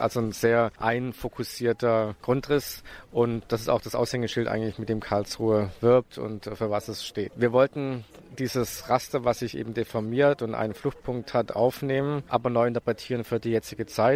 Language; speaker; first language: German; native; German